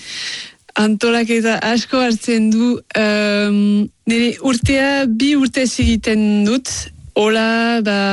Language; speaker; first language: Basque; non-native, local second language; French